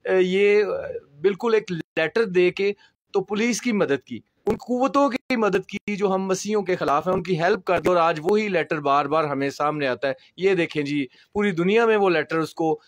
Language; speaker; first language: Urdu; non-native, local second language; Punjabi